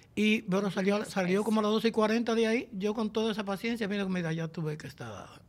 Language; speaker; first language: Spanish; native; Spanish